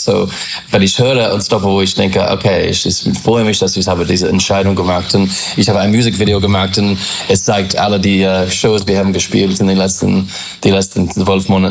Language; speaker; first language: German; non-native, learner; English